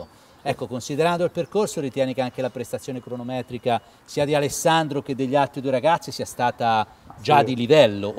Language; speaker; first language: Italian; native; Italian